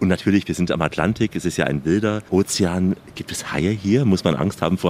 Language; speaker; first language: German; native; German